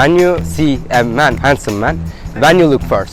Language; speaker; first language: English; non-native, learner; Turkish